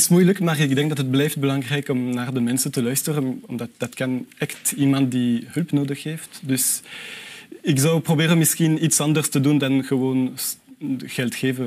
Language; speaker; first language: Dutch; non-native, local second language; French